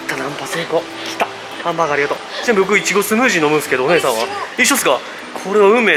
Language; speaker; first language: Japanese; native; Japanese